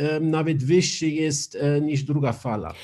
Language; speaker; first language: Polish; non-native, learner; German